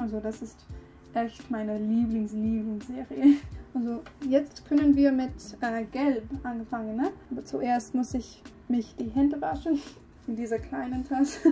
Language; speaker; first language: German; non-native, learner; English